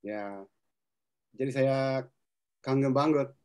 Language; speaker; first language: Indonesian; non-native, fluent; Japanese